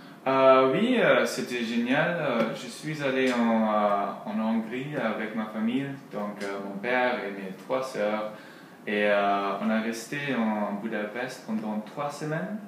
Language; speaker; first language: French; non-native, learner; English